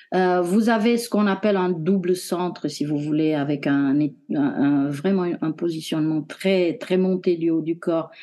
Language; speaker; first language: French; non-native, fluent; Romanian